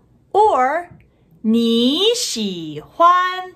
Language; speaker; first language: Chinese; non-native, fluent; English